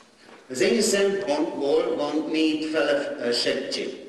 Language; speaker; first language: Hungarian; non-native, learner; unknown